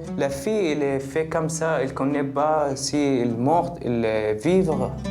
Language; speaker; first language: French; non-native, learner; Arabic